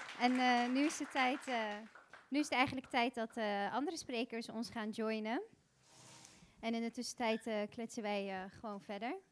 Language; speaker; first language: Dutch; early bilingual, other home language; Bosnian